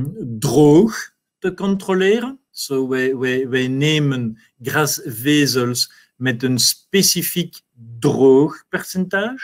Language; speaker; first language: Dutch; non-native, learner; French